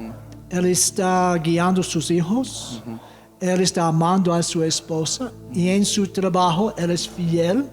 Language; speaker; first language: Spanish; non-native, fluent; English